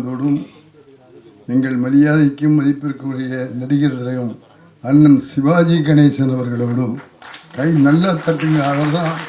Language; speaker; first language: Tamil; native; Tamil